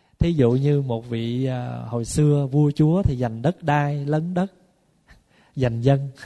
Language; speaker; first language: Vietnamese; early bilingual, other home language; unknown